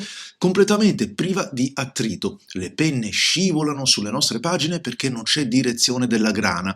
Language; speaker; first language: Italian; native; Italian